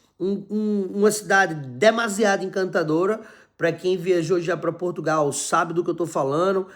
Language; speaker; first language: Portuguese; native; Portuguese